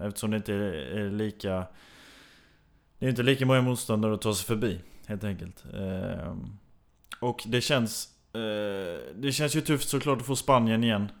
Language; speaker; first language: Swedish; native; Swedish